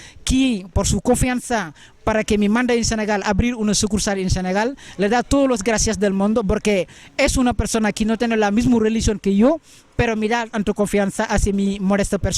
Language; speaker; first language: Spanish; non-native, learner; Wolof